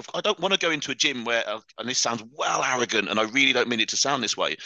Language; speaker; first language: English; native; English